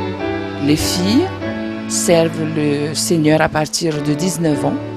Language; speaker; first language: French; native; French